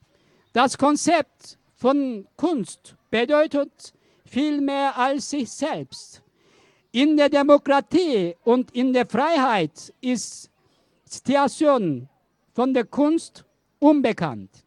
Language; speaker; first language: German; non-native, learner; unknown